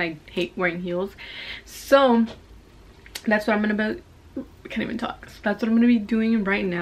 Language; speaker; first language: English; early bilingual, other home language; Spanish